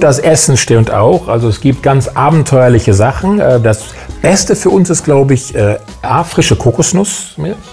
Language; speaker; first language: German; native; German